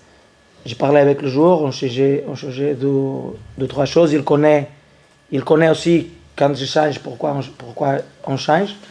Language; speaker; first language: French; non-native, learner; Portuguese